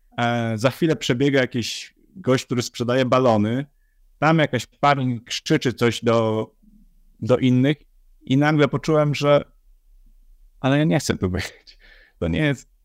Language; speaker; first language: Polish; native; Polish